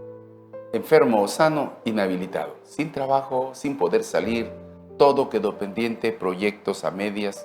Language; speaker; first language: Spanish; native; Spanish